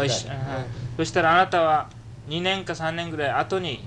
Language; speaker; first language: Japanese; early bilingual, heritage; Japanese